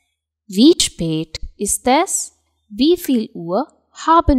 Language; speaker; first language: German; non-native, fluent; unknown